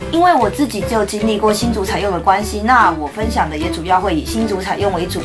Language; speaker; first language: Chinese; native; Chinese